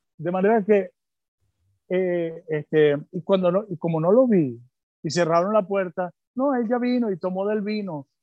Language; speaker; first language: Spanish; early bilingual, other home language; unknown